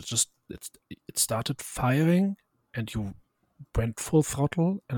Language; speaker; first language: English; non-native, fluent; German